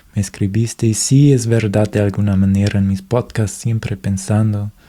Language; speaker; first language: Spanish; non-native, fluent; German